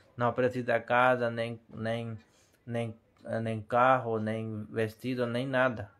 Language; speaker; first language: Portuguese; non-native, learner; Hindi